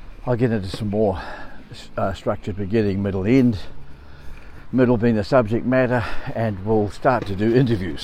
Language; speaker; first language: English; native; English